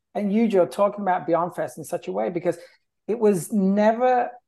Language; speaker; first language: English; native; English